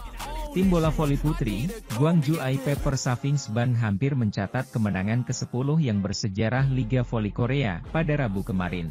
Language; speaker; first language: Indonesian; native; Indonesian